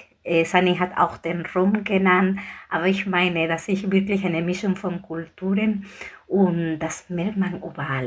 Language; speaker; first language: German; non-native, fluent; Spanish